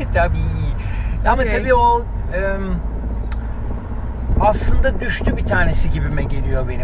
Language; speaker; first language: Turkish; native; Turkish